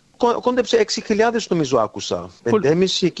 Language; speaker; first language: Greek; early bilingual, heritage; Greek